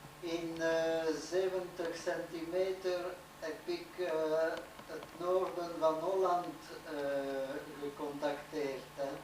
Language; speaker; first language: Dutch; non-native, learner; French